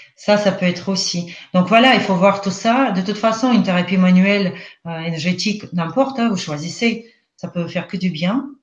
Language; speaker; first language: French; non-native, fluent; Russian